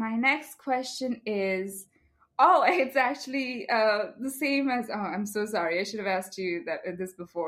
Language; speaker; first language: English; non-native, local second language; Bangla